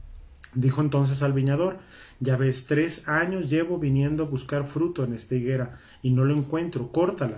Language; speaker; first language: Spanish; native; Spanish